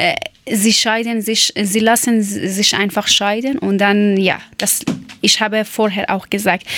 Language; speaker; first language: German; non-native, learner; Persian